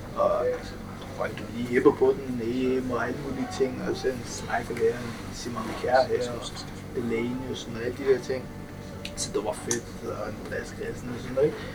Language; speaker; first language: Danish; early bilingual, other home language; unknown